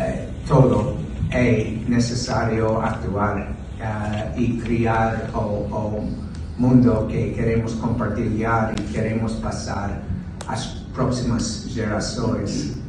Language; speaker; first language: Portuguese; non-native, fluent; English